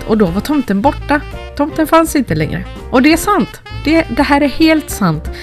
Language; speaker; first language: Swedish; early bilingual, other home language; Finnish